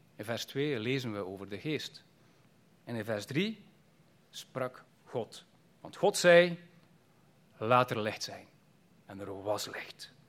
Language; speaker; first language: Dutch; native; Dutch